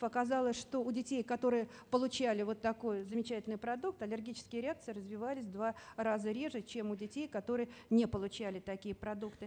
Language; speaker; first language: Russian; native; Russian